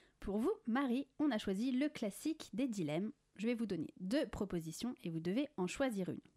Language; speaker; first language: French; native; French